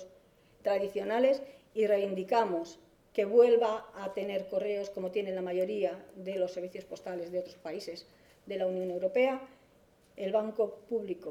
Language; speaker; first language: Spanish; native; Spanish